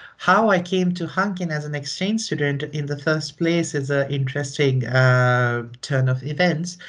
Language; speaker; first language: English; non-native, local second language; Hindi